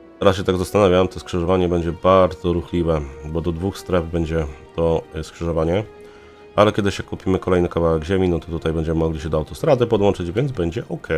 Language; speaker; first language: Polish; native; Polish